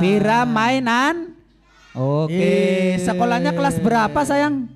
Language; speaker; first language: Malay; non-native, local second language; Javanese